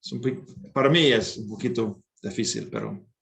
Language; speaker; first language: Spanish; non-native, learner; English